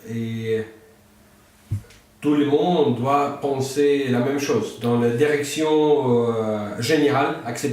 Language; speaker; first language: French; non-native, fluent; Russian